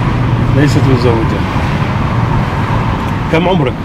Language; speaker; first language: Arabic; native; Arabic